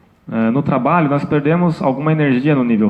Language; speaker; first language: Portuguese; native; Portuguese